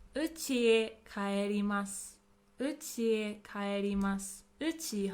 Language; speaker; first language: Japanese; non-native, fluent; English